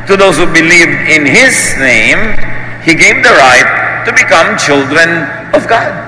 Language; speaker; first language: English; non-native, local second language; Filipino